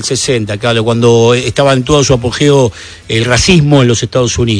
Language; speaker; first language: Spanish; native; Spanish